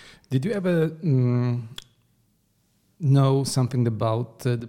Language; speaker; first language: English; non-native, fluent; Polish